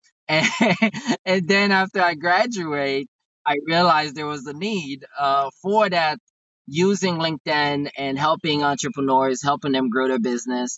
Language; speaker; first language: English; non-native, fluent; Haitian Creole